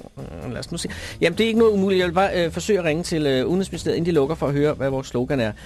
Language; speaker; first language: Danish; native; Danish